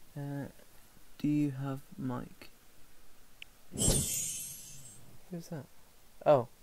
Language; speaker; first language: English; native; English